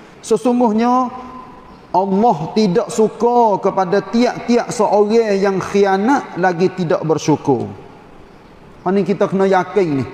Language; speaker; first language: Malay; native; Malay